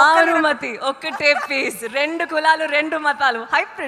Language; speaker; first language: Telugu; non-native, local second language; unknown